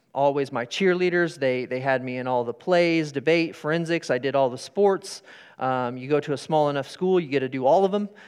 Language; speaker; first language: English; native; English